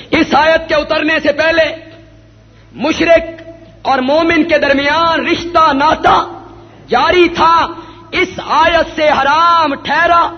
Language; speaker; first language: Urdu; non-native, local second language; Punjabi